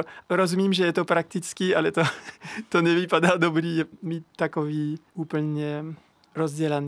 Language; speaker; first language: Czech; non-native, learner; French